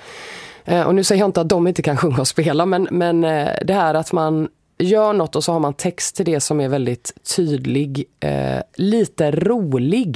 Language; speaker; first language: Swedish; native; Swedish